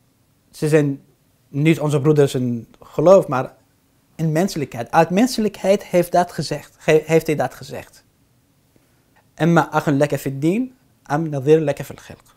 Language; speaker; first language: Dutch; non-native, fluent; Arabic